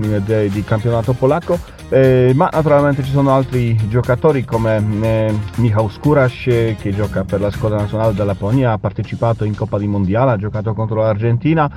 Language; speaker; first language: Italian; non-native, learner; Polish